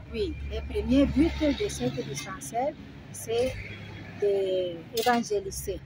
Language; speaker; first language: French; non-native, fluent; Spanish